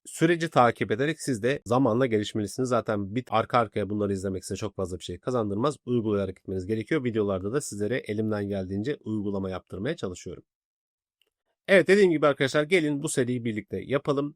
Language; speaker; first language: Turkish; native; Turkish